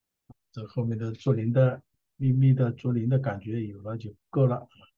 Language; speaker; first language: Chinese; native; Chinese